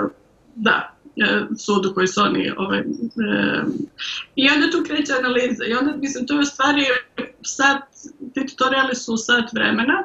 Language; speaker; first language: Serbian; early bilingual, heritage; Serbian